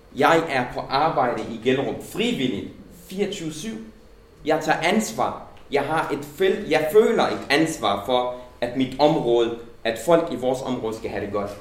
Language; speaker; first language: Danish; early bilingual, other home language; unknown